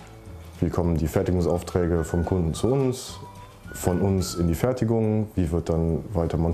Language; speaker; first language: German; native; German